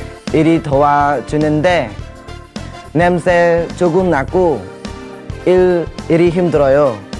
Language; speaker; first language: Korean; non-native, fluent; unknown